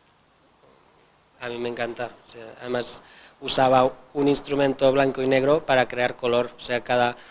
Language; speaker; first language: Spanish; non-native, local second language; Catalan